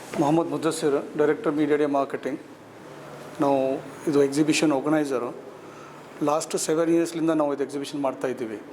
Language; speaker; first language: Kannada; non-native, local second language; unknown